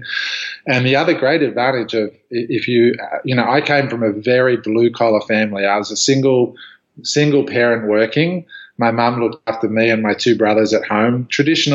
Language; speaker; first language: English; native; English